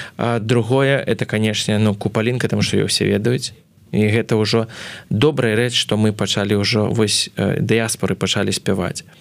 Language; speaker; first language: Belarusian; non-native, local second language; Russian